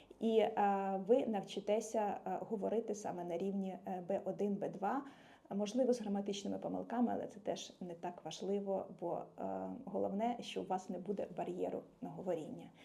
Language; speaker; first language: Ukrainian; native; Ukrainian